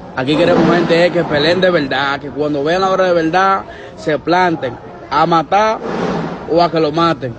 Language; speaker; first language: Spanish; native; Spanish